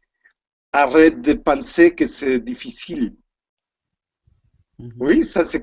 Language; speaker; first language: French; non-native, learner; Spanish